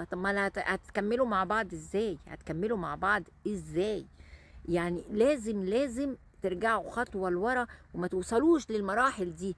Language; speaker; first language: Arabic; native; Arabic